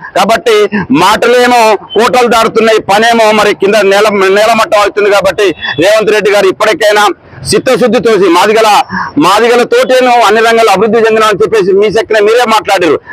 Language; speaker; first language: Telugu; native; Telugu